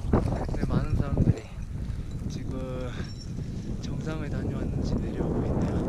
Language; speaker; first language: Korean; native; Korean